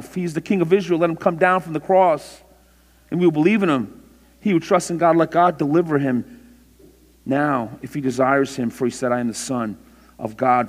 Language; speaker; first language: English; native; English